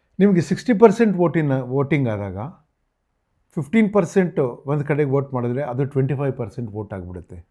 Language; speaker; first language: Kannada; native; Kannada